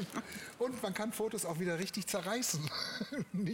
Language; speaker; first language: German; native; German